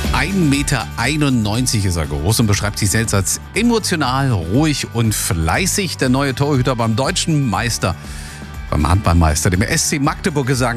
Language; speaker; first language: German; native; German